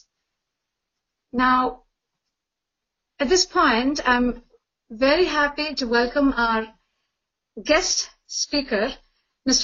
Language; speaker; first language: English; non-native, local second language; Tamil